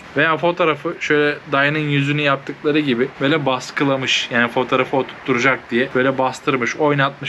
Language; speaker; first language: Turkish; native; Turkish